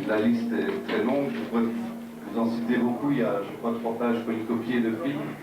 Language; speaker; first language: French; native; French